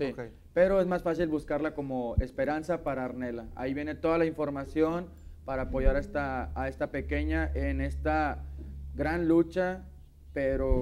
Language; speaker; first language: Spanish; native; Spanish